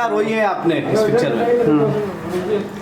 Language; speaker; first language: Hindi; native; Hindi